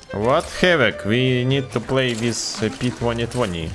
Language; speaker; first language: English; non-native, learner; Russian